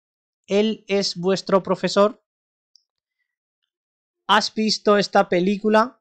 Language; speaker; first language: Spanish; non-native, fluent; Urdu